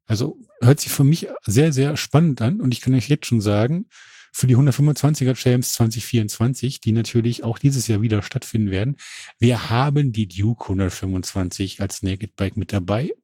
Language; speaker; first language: German; native; German